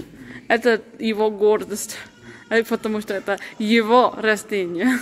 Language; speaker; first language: Russian; non-native, learner; English